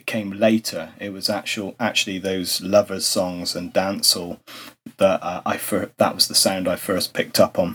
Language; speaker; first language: English; native; English